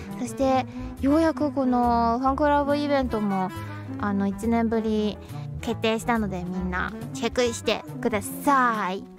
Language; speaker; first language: Japanese; non-native, fluent; Chinese